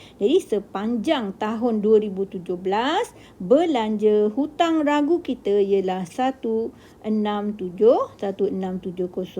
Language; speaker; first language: Malay; native; Malay